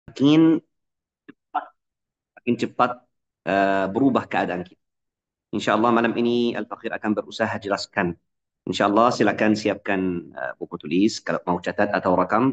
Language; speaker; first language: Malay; non-native, fluent; Arabic